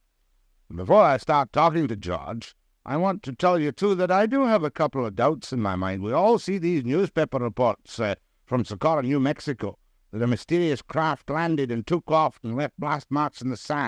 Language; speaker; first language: English; native; English